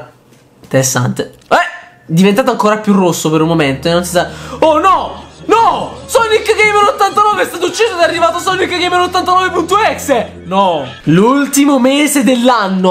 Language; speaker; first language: Italian; native; Italian